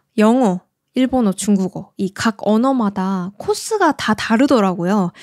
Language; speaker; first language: Korean; native; Korean